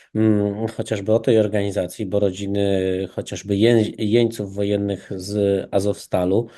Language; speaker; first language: Polish; native; Polish